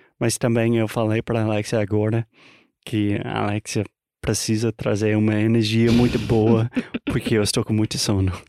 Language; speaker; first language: Portuguese; non-native, fluent; English